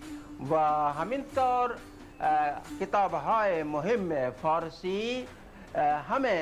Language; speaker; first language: Persian; non-native, fluent; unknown